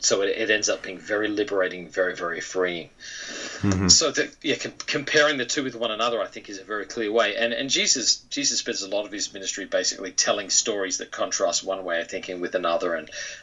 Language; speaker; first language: English; native; English